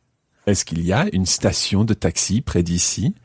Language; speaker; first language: French; non-native, fluent; English